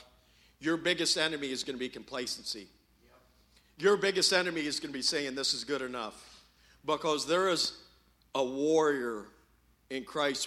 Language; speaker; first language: English; native; English